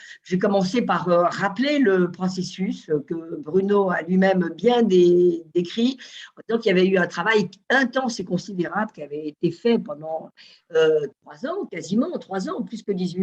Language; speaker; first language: French; native; French